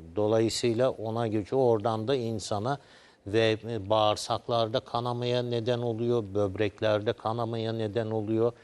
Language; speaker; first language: Turkish; native; Turkish